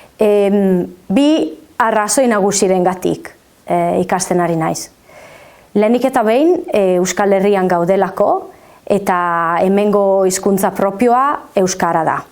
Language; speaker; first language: Basque; non-native, fluent; Friulian